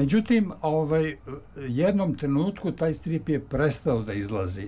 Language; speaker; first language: Serbian; native; Serbian